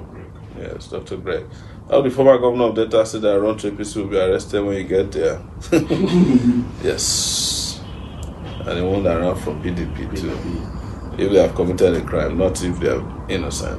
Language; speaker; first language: English; non-native, local second language; Yoruba